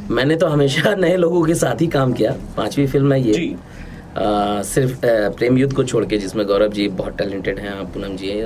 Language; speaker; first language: Hindi; native; Hindi